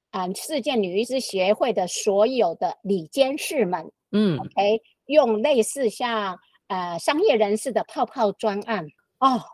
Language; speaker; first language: Chinese; native; Chinese